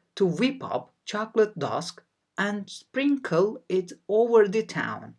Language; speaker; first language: English; non-native, fluent; Turkish